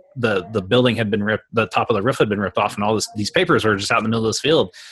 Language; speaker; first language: English; native; English